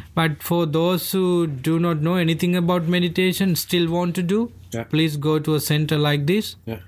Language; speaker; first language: English; non-native, local second language; Sinhala